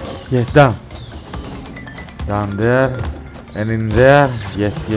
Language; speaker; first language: English; non-native, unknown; Greek